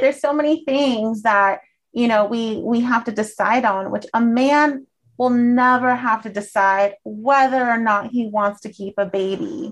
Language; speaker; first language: English; early bilingual, other home language; Spanish